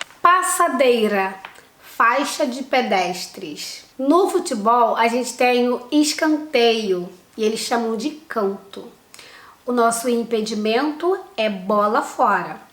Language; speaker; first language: Portuguese; native; Portuguese